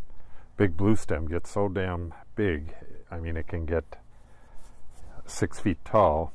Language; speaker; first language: English; native; English